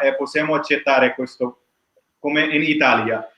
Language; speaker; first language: Italian; non-native, learner; Urdu